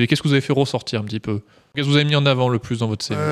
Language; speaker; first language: French; native; French